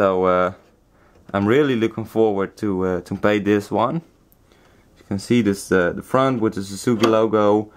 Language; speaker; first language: English; non-native, fluent; Dutch